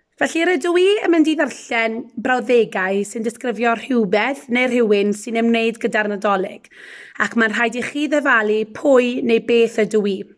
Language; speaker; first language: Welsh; non-native, local second language; English